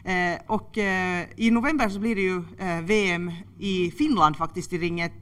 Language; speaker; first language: Swedish; native; Swedish